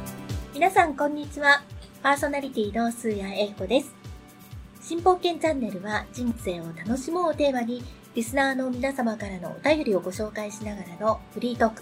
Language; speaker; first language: Japanese; native; Japanese